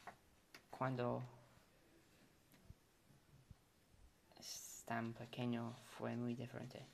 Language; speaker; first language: Spanish; non-native, learner; English